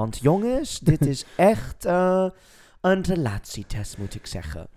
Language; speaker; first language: Dutch; non-native, fluent; English